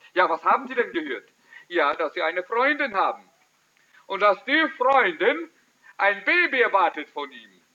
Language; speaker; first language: German; early bilingual, heritage; German